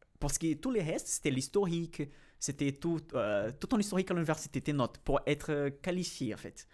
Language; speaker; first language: French; non-native, fluent; Portuguese